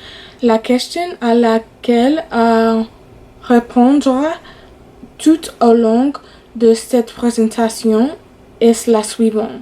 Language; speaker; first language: French; non-native, fluent; English